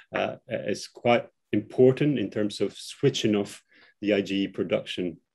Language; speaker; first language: English; non-native, fluent; Albanian